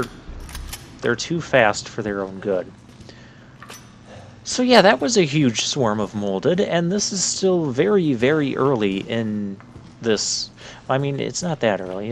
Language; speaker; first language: English; native; English